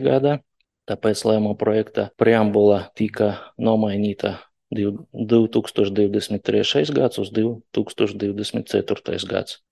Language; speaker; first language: Latvian; non-native, local second language; Russian